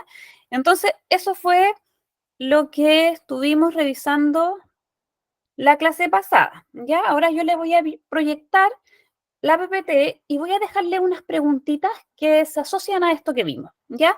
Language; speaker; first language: Spanish; native; Spanish